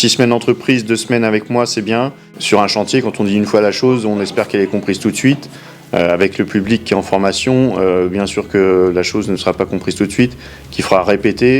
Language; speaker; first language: French; native; French